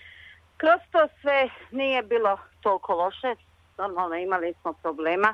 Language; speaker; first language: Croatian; early bilingual, other home language; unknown